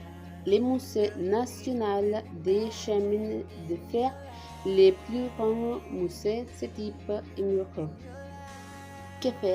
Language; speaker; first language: French; non-native, learner; Spanish